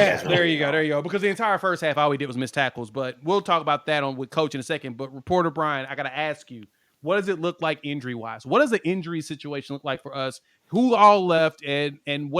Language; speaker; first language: English; native; English